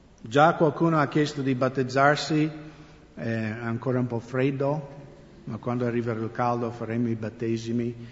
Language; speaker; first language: Italian; non-native, fluent; English